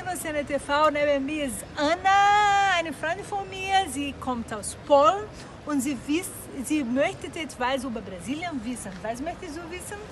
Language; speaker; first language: German; non-native, learner; Portuguese